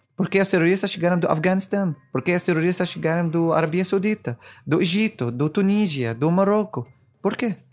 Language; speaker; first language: Portuguese; non-native, fluent; Arabic